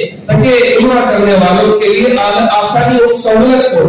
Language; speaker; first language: Urdu; native; Urdu